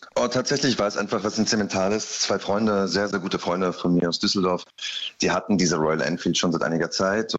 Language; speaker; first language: German; early bilingual, other home language; Polish